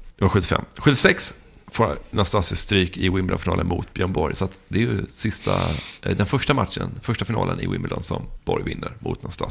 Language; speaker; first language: Swedish; native; Swedish